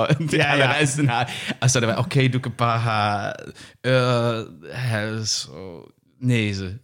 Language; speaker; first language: Danish; non-native, learner; English